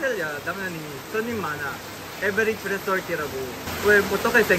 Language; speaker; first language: Korean; non-native, fluent; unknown